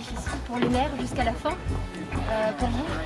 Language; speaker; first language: French; native; French